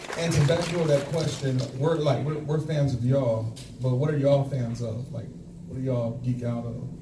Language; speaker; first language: English; native; English